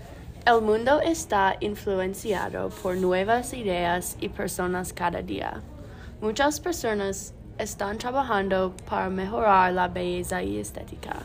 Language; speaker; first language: Spanish; non-native, learner; English